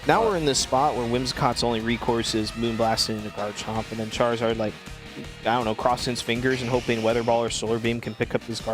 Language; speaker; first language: English; native; English